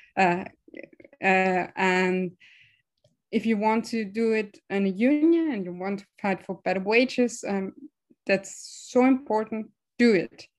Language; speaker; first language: English; non-native, fluent; German